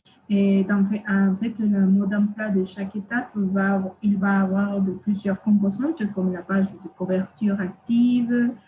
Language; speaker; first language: French; non-native, fluent; Spanish